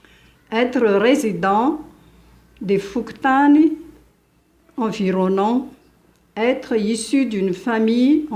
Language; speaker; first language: French; non-native, local second language; Malagasy